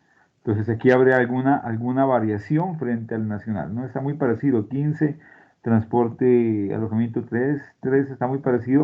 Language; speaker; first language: Spanish; native; Spanish